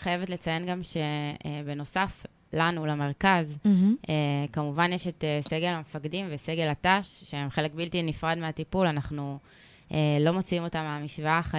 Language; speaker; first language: Hebrew; native; Hebrew